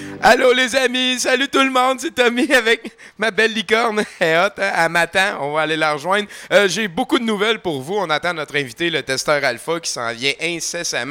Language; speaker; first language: French; native; French